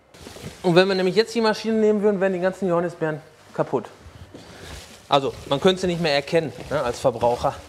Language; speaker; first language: German; native; German